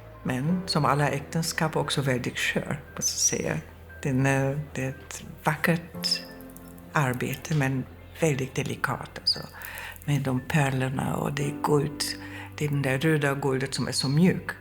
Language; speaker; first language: Swedish; non-native, fluent; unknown